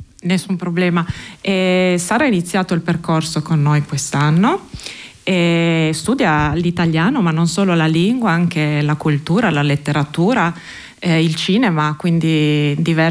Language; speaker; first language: Italian; non-native, local second language; Slovenian